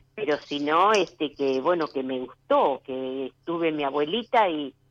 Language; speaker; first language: Spanish; native; Spanish